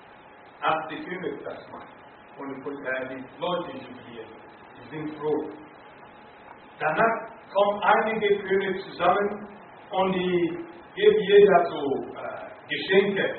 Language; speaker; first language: German; non-native, fluent; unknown